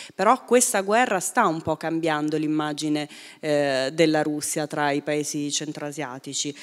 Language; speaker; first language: Italian; native; Italian